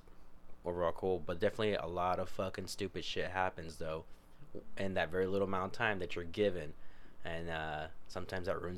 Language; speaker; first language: English; native; English